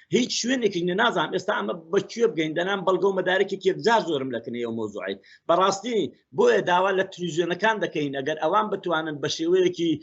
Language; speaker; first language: Central Kurdish; native; Central Kurdish